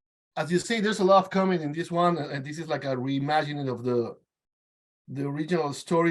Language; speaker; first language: English; non-native, fluent; Spanish